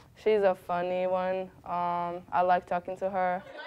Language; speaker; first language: English; non-native, fluent; Slovenian